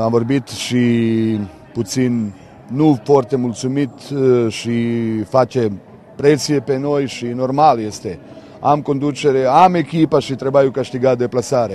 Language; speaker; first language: Romanian; non-native, learner; Serbian